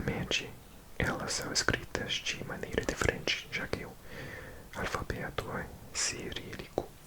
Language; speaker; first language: Portuguese; non-native, learner; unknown